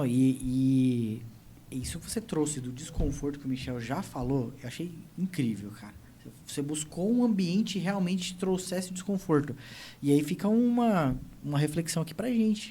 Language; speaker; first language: Portuguese; native; Portuguese